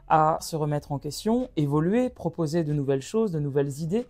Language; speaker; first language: French; native; French